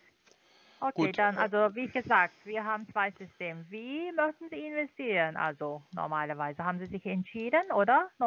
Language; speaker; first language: German; non-native, learner; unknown